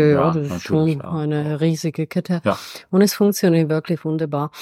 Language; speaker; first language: German; non-native, fluent; Czech